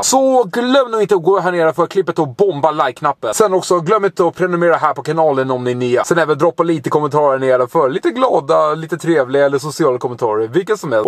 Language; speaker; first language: Swedish; native; Swedish